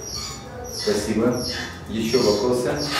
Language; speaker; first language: Russian; native; Russian